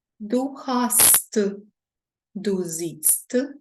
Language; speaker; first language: German; non-native, fluent; Ukrainian